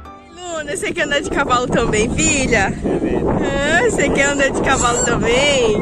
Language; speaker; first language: Portuguese; native; Portuguese